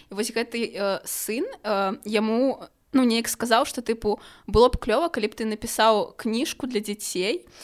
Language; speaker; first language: Belarusian; non-native, local second language; Russian